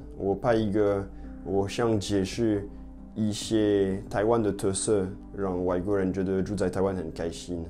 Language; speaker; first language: Chinese; non-native, fluent; French